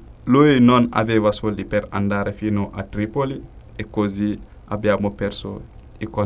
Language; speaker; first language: Italian; non-native, learner; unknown